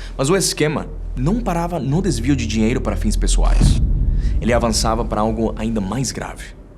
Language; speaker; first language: Portuguese; non-native, fluent; Spanish